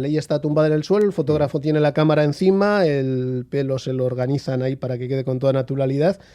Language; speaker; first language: Spanish; native; Spanish